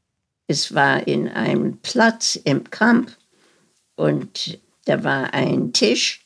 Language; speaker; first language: German; early bilingual, heritage; German